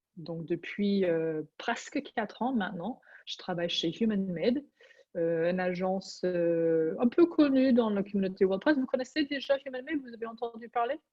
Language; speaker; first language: French; non-native, fluent; English